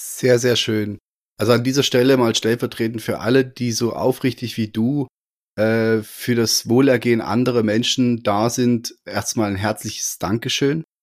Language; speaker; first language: German; native; German